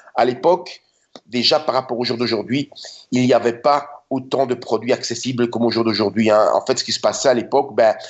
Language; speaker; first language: French; native; French